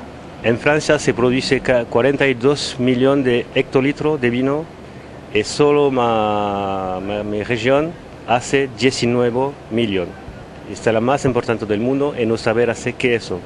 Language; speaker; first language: Spanish; non-native, learner; French